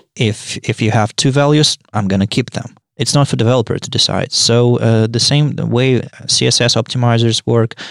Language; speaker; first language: English; non-native, fluent; Russian